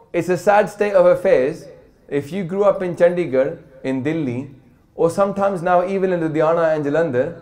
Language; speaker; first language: Punjabi; early bilingual, heritage; Punjabi